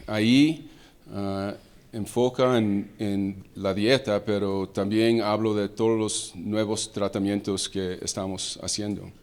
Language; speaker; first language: Spanish; early bilingual, heritage; English